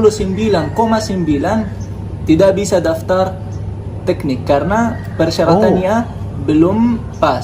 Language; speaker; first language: Indonesian; non-native, fluent; Arabic